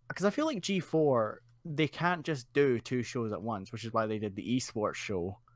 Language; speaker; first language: English; native; English